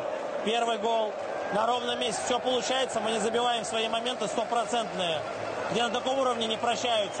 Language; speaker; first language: Russian; native; Russian